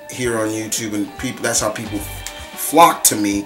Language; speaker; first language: English; native; English